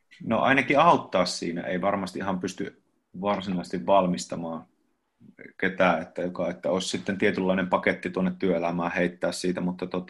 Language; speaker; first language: Finnish; native; Finnish